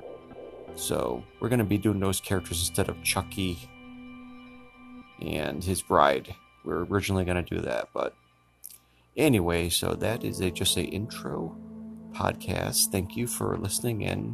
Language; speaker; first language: English; native; English